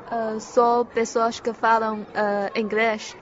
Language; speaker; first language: Portuguese; non-native, fluent; Chinese